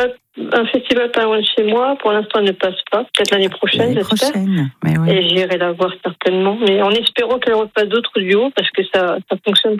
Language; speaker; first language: French; native; French